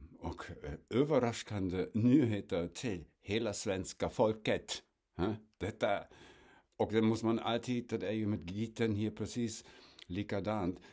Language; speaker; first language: Swedish; non-native, fluent; German